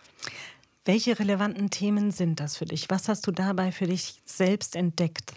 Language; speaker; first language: German; native; German